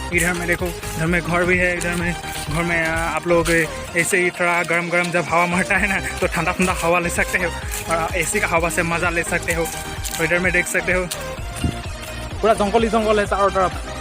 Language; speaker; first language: Hindi; non-native, local second language; Assamese